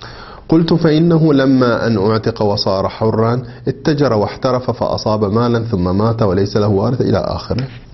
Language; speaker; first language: Arabic; native; Arabic